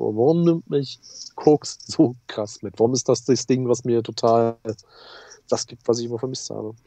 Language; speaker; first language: German; native; German